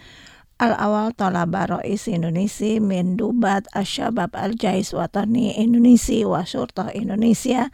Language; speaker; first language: Arabic; non-native, fluent; Indonesian